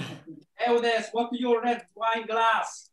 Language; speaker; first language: English; non-native, learner; Italian